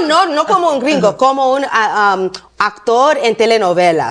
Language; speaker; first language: Spanish; non-native, learner; English